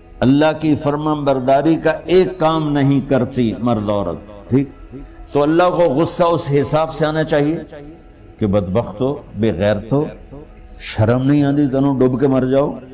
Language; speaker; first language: Urdu; non-native, local second language; Punjabi